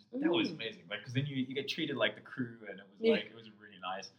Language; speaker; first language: English; native; English